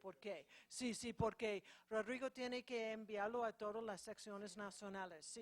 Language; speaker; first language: Spanish; non-native, fluent; English